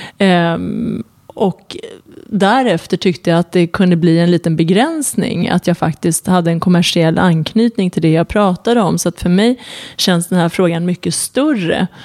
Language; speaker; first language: Swedish; early bilingual, other home language; Persian